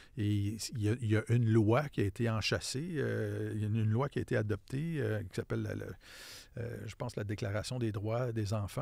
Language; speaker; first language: French; native; French